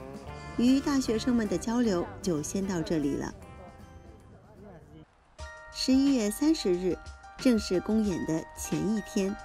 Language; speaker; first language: Chinese; native; Chinese